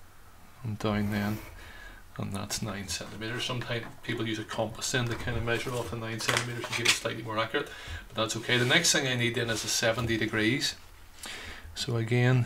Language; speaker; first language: English; native; English